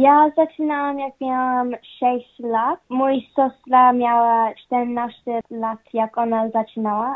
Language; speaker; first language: Polish; early bilingual, heritage; English